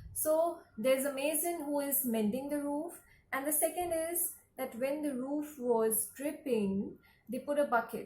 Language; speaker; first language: English; non-native, local second language; Hindi